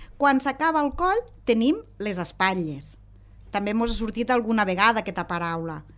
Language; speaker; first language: Catalan; native; Catalan